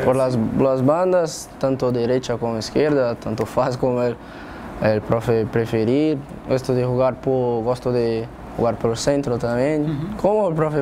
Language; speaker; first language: Spanish; non-native, learner; Portuguese